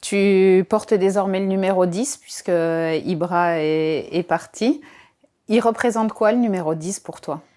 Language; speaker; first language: French; native; French